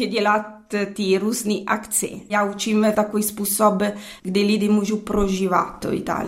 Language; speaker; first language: Czech; non-native, learner; Italian